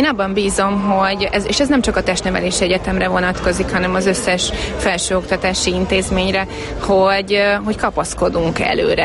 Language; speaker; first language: Hungarian; native; Hungarian